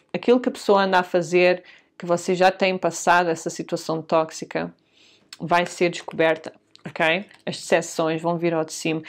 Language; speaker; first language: Portuguese; early bilingual, heritage; Portuguese